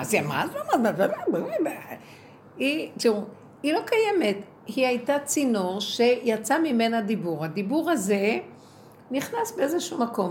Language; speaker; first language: Hebrew; native; Hebrew